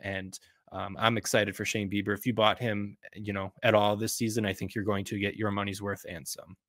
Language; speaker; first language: English; native; English